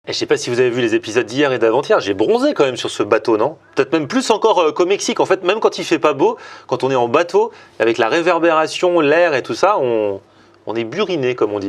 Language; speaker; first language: French; native; French